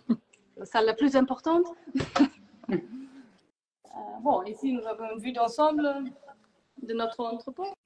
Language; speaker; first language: French; non-native, fluent; German